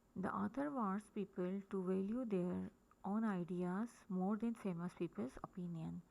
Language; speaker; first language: English; non-native, local second language; Urdu